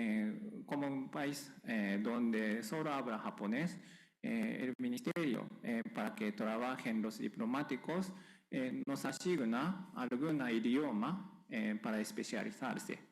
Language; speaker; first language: Spanish; non-native, fluent; Japanese